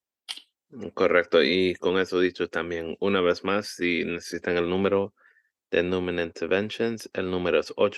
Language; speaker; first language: Spanish; early bilingual, heritage; Spanish